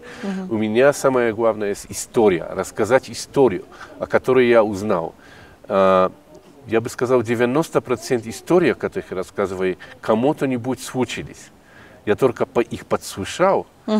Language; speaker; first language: Russian; non-native, fluent; Polish